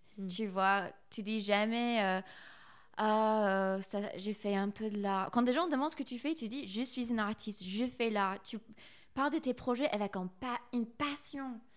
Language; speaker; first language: French; non-native, fluent; English